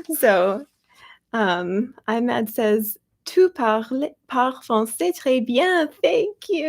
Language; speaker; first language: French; non-native, learner; English